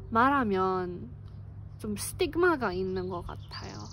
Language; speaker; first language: Korean; non-native, fluent; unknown